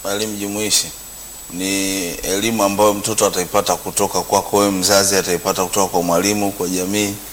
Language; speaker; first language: Swahili; non-native, local second language; Sukuma